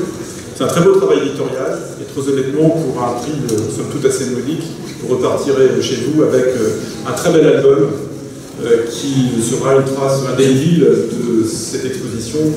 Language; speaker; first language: French; native; French